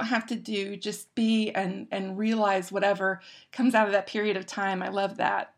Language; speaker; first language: English; native; English